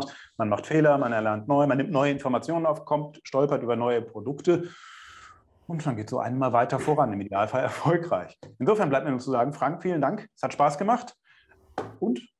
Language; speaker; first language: German; native; German